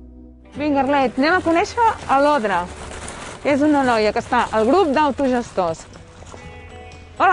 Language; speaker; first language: Catalan; native; Catalan